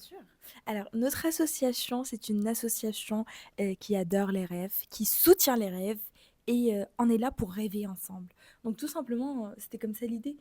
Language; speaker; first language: French; native; French